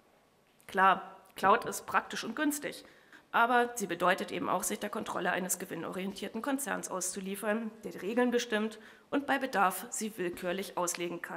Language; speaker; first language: German; native; German